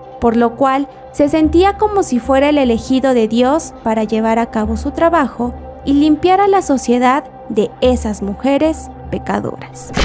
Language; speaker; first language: Spanish; native; Spanish